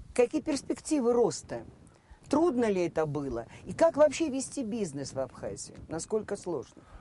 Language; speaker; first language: Russian; native; Russian